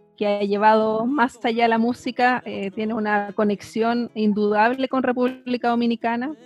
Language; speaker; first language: Spanish; native; Spanish